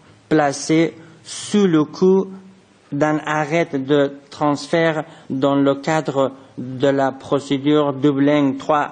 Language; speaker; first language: French; non-native, fluent; Persian